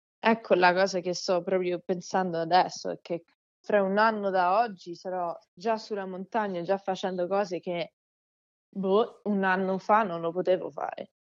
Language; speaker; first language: Italian; early bilingual, heritage; Italian